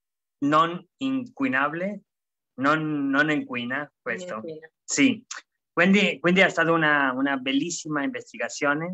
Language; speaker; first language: Italian; non-native, fluent; Spanish